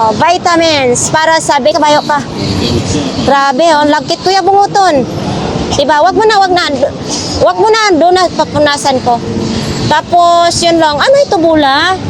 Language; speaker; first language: Filipino; non-native, local second language; Cebuano